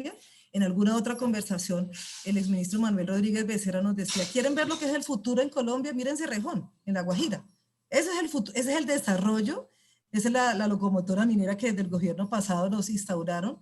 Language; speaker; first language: Spanish; native; Spanish